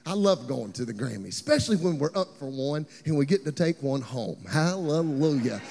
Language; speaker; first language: English; native; English